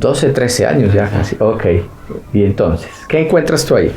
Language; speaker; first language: Spanish; native; Spanish